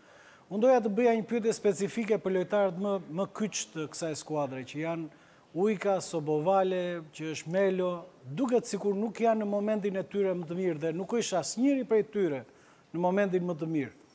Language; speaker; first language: Albanian; native; Albanian